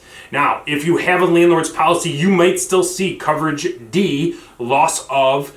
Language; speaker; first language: English; native; English